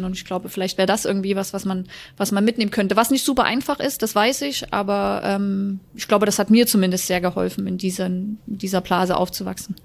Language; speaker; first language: German; native; German